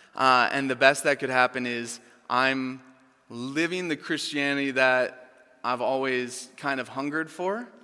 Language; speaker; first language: English; native; English